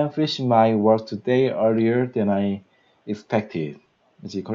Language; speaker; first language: English; non-native, learner; Korean